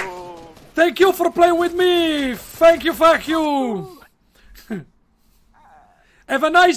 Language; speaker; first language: English; non-native, learner; Italian